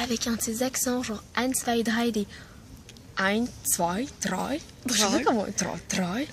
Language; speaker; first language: French; native; French